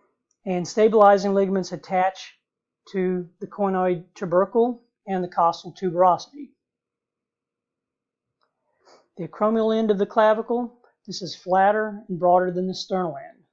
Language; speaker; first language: English; native; English